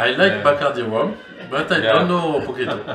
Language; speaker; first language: English; non-native, learner; French